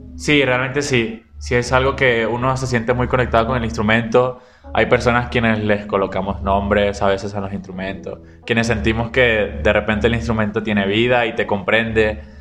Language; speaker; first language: Spanish; native; Spanish